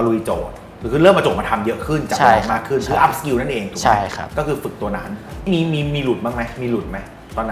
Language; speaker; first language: Thai; native; Thai